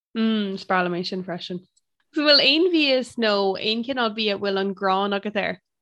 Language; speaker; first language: Irish; non-native, local second language; English